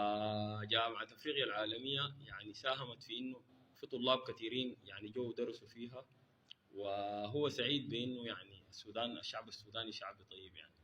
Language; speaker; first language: Arabic; native; Arabic